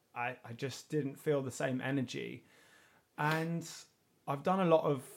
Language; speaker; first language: English; native; English